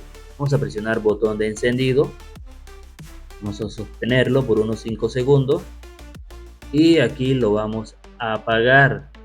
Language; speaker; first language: Spanish; native; Spanish